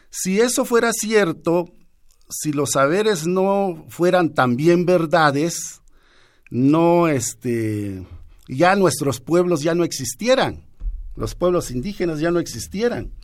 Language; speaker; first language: Spanish; native; Spanish